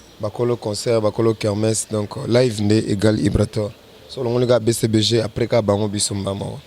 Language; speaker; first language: Lingala; native; Lingala